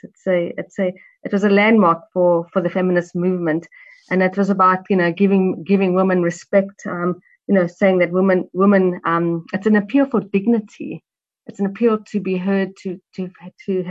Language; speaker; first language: English; native; English